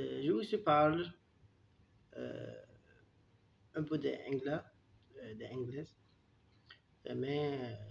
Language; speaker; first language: French; non-native, learner; Turkish